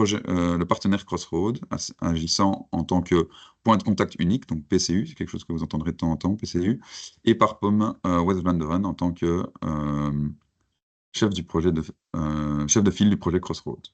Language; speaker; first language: French; native; French